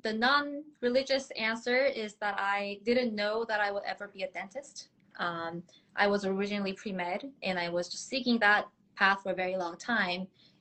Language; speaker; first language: English; native; English